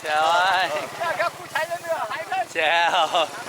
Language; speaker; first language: Vietnamese; non-native, learner; English